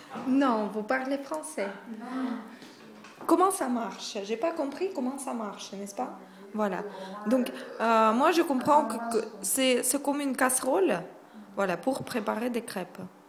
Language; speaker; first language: French; non-native, fluent; Russian